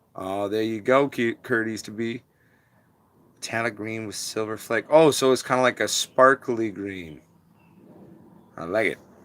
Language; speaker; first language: English; native; English